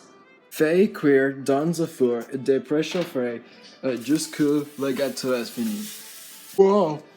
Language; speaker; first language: French; non-native, learner; English